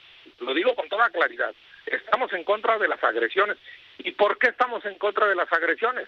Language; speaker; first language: Spanish; native; Spanish